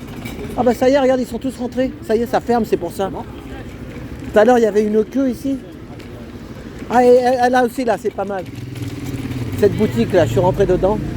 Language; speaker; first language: French; native; French